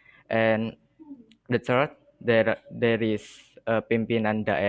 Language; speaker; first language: English; non-native, learner; Indonesian